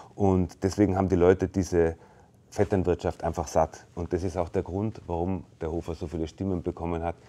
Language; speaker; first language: German; native; German